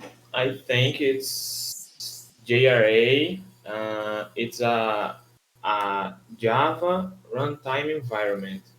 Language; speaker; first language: English; non-native, learner; Portuguese